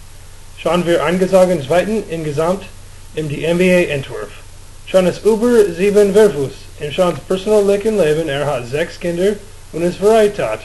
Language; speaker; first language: German; non-native, learner; English